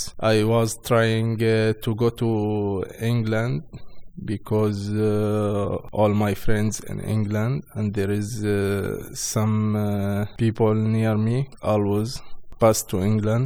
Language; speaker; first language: English; non-native, learner; Arabic